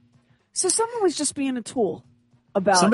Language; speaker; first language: English; native; English